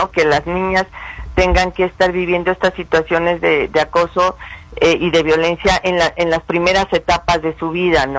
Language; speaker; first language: Spanish; native; Spanish